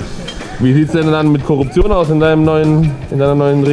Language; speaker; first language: German; native; German